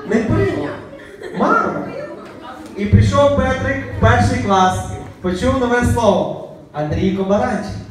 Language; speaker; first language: Ukrainian; native; Ukrainian